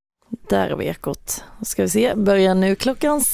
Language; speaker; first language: Swedish; native; Swedish